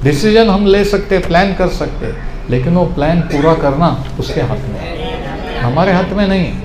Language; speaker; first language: Hindi; non-native, local second language; Marathi